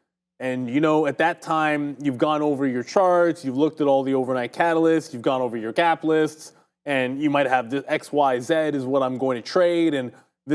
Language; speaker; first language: English; native; English